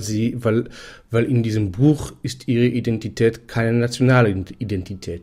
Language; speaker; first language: German; non-native, fluent; Hebrew